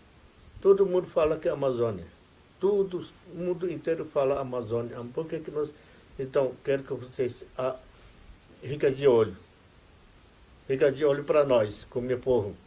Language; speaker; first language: Portuguese; non-native, local second language; Yanomámi